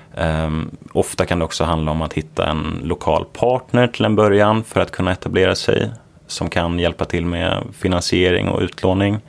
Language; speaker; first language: Swedish; native; Swedish